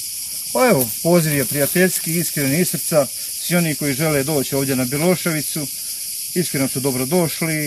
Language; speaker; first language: Bosnian; native; Bosnian